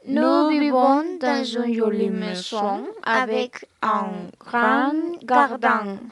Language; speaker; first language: French; non-native, learner; Spanish